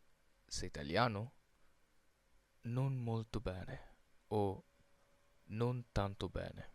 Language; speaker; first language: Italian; non-native, fluent; Filipino